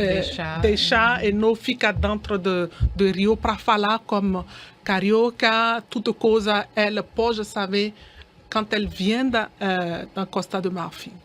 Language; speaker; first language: Portuguese; non-native, learner; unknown